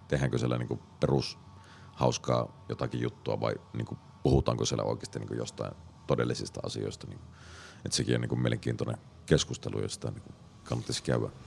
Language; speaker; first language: Finnish; native; Finnish